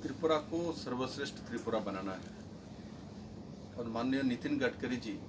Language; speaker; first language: Hindi; non-native, local second language; Bangla